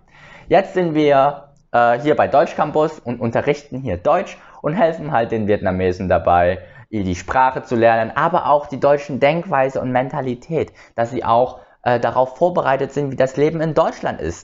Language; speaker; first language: German; early bilingual, other home language; Vietnamese